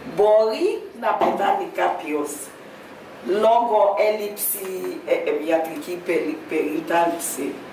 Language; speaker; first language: Greek; non-native, fluent; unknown